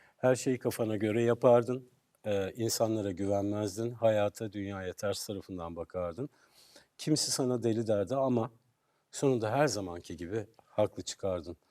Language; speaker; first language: Turkish; native; Turkish